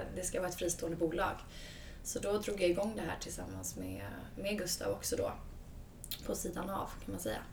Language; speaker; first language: Swedish; native; Swedish